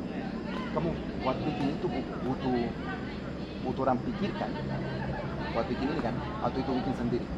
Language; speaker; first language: Indonesian; non-native, fluent; Spanish